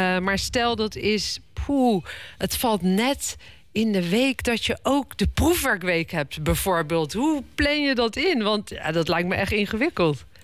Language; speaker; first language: Dutch; native; Dutch